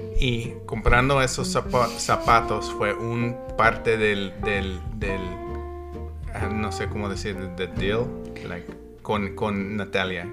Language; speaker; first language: Spanish; non-native, learner; English